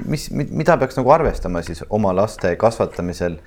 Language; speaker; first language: Estonian; native; Estonian